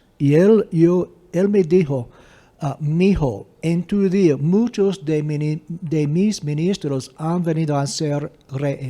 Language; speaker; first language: Spanish; non-native, fluent; English